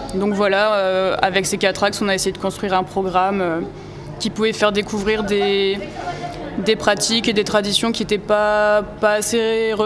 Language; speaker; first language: French; native; French